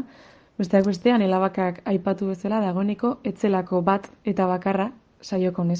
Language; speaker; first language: Basque; native; Basque